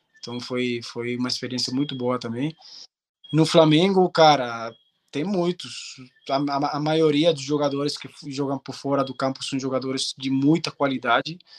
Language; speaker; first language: Portuguese; non-native, fluent; Spanish